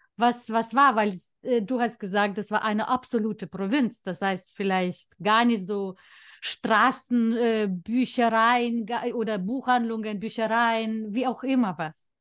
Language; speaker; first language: German; non-native, fluent; Lithuanian